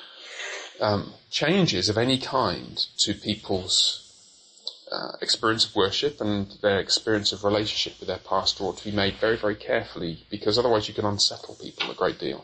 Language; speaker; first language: English; native; English